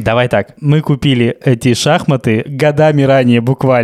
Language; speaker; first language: Russian; native; Russian